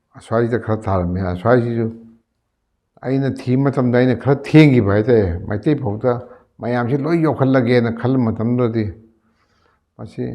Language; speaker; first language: Manipuri; native; Manipuri